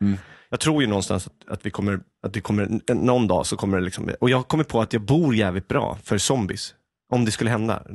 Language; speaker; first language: Swedish; native; Swedish